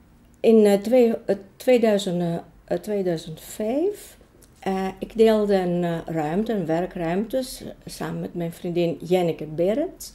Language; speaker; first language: Dutch; non-native, fluent; Greek